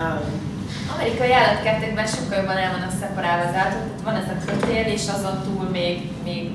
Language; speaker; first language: Hungarian; native; Hungarian